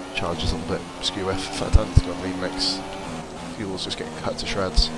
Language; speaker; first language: English; native; English